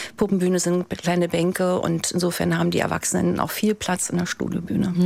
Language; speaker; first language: German; native; German